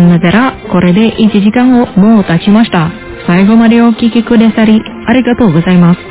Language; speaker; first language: Japanese; non-native, fluent; Indonesian